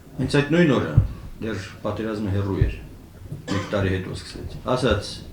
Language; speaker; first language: Armenian; native; Armenian